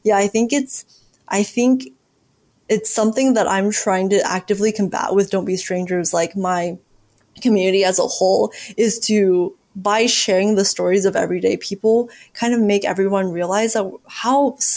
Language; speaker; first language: English; native; English